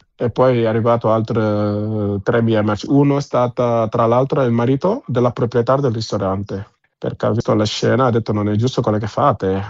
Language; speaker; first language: Italian; non-native, fluent; Wolof